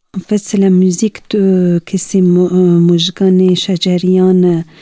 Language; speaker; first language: French; non-native, fluent; Persian